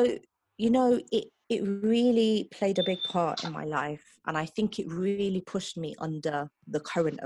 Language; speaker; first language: English; native; English